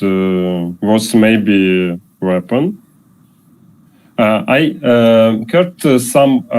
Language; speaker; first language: English; non-native, learner; Russian